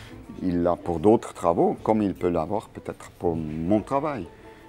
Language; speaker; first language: French; non-native, local second language; German